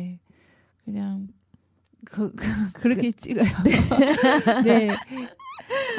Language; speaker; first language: Korean; non-native, learner; Chinese